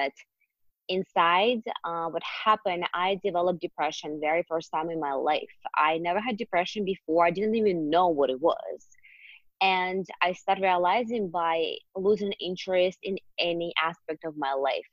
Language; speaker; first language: English; non-native, fluent; Russian